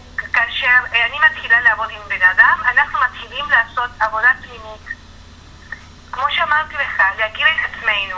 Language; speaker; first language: Hebrew; non-native, fluent; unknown